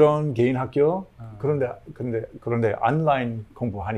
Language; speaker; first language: Korean; non-native, learner; English